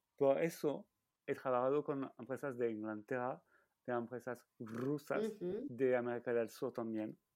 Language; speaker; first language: Spanish; non-native, fluent; French